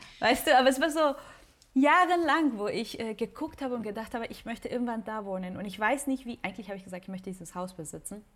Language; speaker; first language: German; non-native, fluent; Spanish